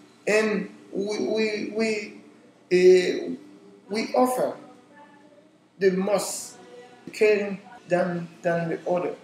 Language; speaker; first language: English; non-native, learner; Haitian Creole